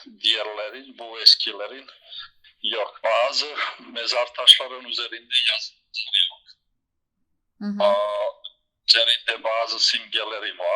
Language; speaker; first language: Turkish; non-native, fluent; Bosnian